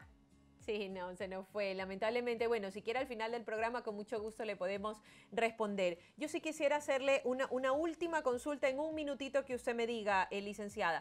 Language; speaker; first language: Spanish; native; Spanish